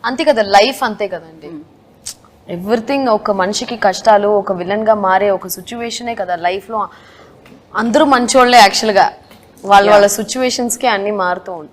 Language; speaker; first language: Telugu; non-native, fluent; Tamil